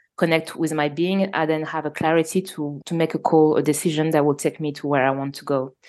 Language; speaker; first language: English; non-native, fluent; French